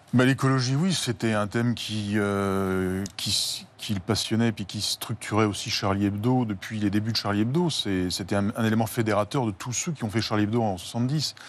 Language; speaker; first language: French; native; French